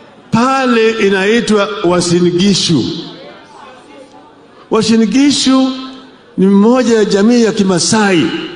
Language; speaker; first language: Swahili; non-native, local second language; Luo (Kenya and Tanzania)